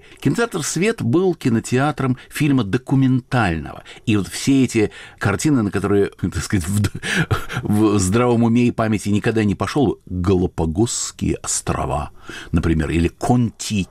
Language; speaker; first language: Russian; native; Russian